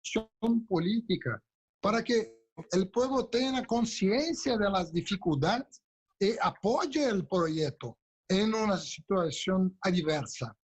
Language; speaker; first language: Spanish; non-native, local second language; Portuguese